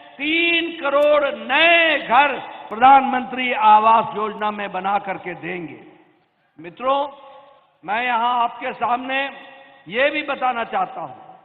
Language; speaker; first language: Hindi; native; Hindi